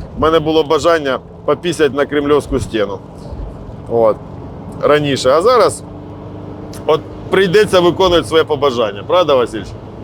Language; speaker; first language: Ukrainian; non-native, local second language; Russian